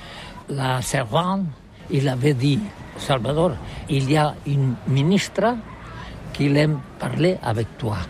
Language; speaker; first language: French; non-native, learner; Catalan